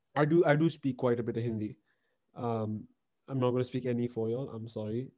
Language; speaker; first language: English; native; English